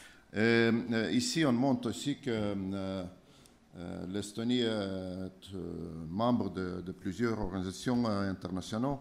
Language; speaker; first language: French; non-native, fluent; Estonian